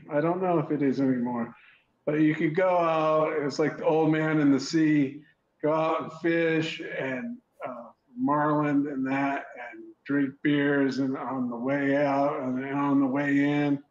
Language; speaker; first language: English; native; English